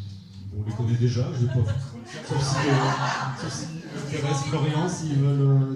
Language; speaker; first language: French; native; French